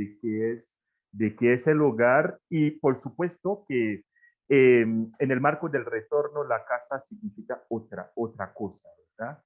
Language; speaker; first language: Spanish; non-native, fluent; Haitian Creole